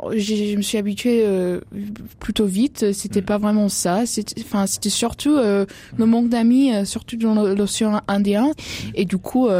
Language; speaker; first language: French; non-native, fluent; English